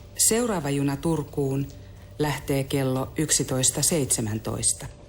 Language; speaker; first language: Finnish; native; Finnish